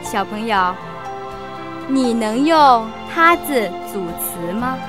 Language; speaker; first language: Chinese; native; Chinese